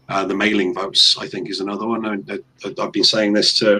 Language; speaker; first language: English; native; English